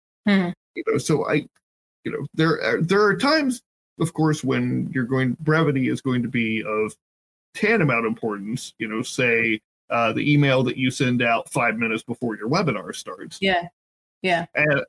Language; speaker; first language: English; native; English